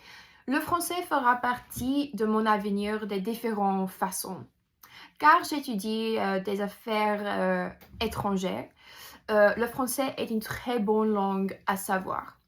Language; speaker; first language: French; non-native, fluent; English